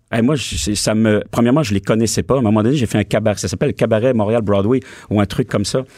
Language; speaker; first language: French; native; French